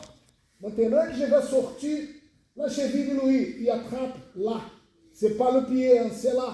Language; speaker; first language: French; non-native, fluent; Portuguese